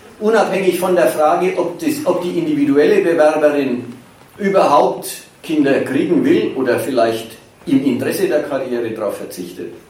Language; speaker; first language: German; native; German